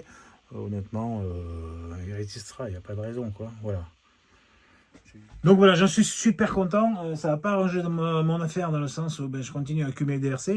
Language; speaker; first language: French; native; French